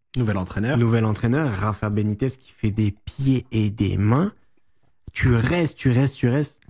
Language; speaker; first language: French; native; French